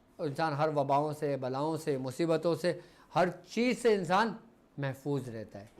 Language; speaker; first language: Urdu; native; Urdu